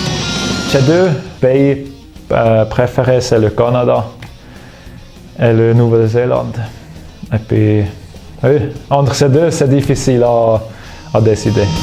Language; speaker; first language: French; non-native, local second language; German